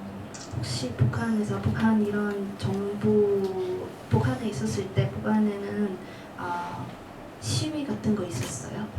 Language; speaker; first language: Korean; non-native, fluent; Cantonese